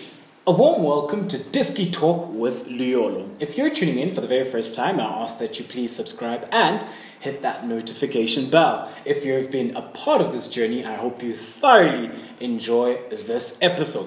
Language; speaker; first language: English; native; English